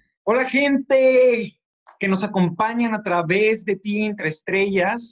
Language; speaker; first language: Spanish; native; Spanish